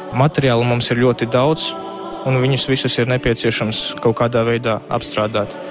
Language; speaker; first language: Latvian; non-native, local second language; Russian